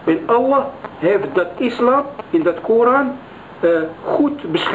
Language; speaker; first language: Dutch; non-native, learner; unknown